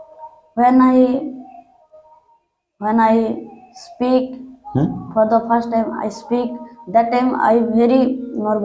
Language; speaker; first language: English; non-native, learner; Hindi